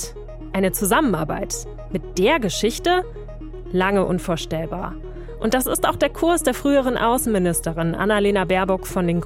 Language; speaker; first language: German; native; German